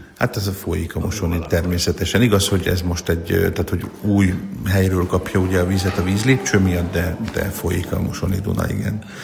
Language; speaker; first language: Hungarian; native; Hungarian